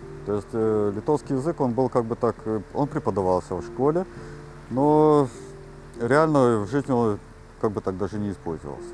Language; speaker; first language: Russian; native; Russian